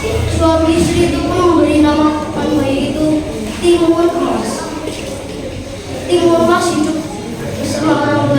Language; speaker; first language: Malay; non-native, local second language; Javanese